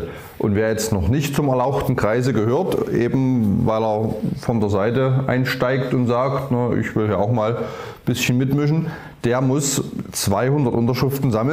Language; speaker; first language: German; native; German